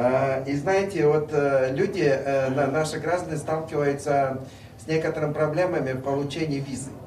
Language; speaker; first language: Russian; non-native, local second language; Kyrgyz